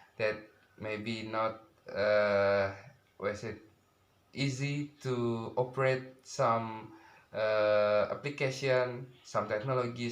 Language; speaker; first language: English; non-native, learner; Indonesian